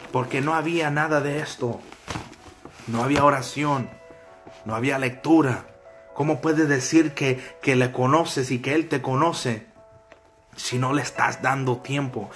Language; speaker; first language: Spanish; early bilingual, heritage; Spanish